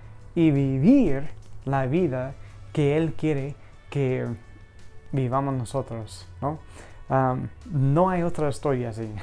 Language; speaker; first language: Spanish; non-native, fluent; English